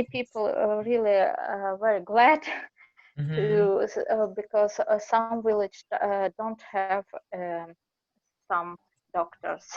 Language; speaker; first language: English; non-native, learner; Russian